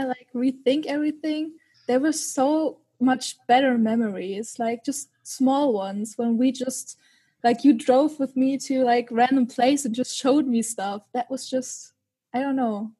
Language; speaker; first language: English; non-native, fluent; German